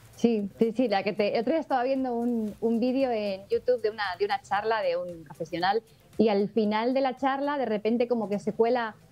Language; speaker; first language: Spanish; native; Spanish